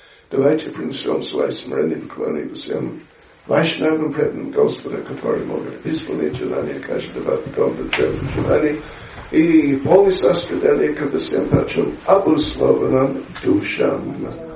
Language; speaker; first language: Russian; non-native, learner; English